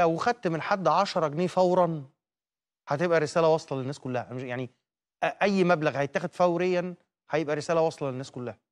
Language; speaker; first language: Arabic; native; Arabic